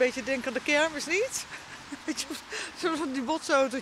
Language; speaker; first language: Dutch; native; Dutch